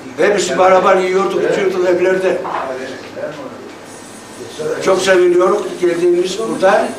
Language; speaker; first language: Turkish; early bilingual, heritage; Turkish